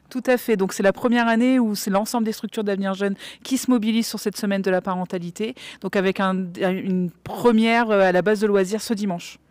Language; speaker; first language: French; native; French